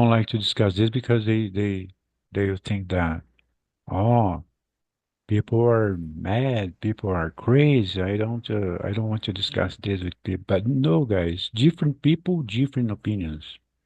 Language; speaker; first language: English; non-native, fluent; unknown